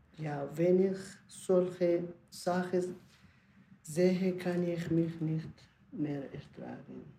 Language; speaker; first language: German; non-native, learner; Persian